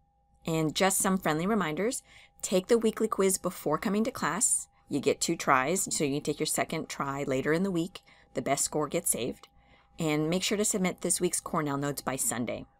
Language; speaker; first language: English; native; English